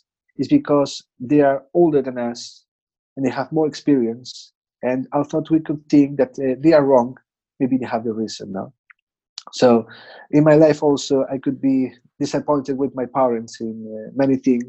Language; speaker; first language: English; non-native, fluent; Spanish